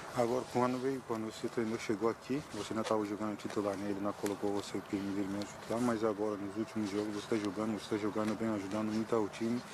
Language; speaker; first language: Portuguese; non-native, fluent; Turkish